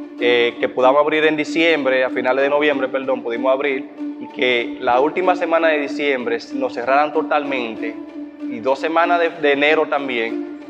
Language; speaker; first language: Spanish; native; Spanish